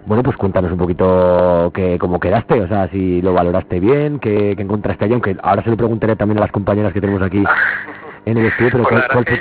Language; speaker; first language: Spanish; native; Spanish